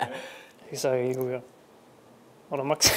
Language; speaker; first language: German; non-native, fluent; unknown